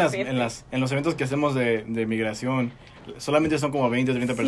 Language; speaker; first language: Spanish; early bilingual, heritage; Spanish